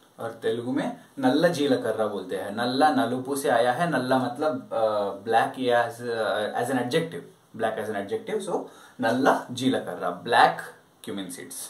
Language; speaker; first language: Hindi; non-native, local second language; Telugu